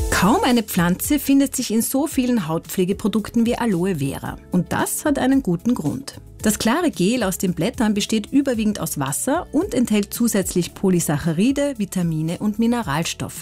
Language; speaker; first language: German; native; German